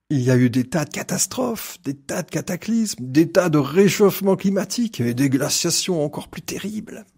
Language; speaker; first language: French; native; French